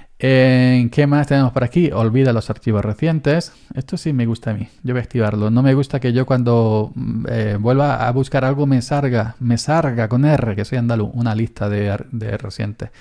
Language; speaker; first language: Spanish; native; Spanish